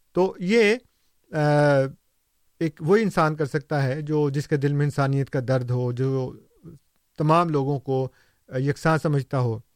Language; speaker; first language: Urdu; non-native, local second language; Punjabi